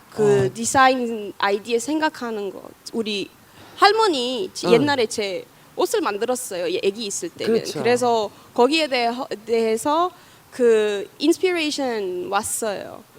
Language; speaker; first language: Korean; non-native, learner; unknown